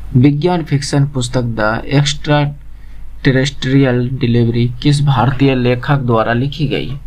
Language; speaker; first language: Hindi; native; Hindi